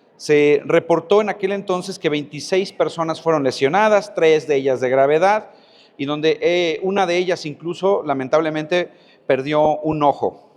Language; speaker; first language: Spanish; native; Spanish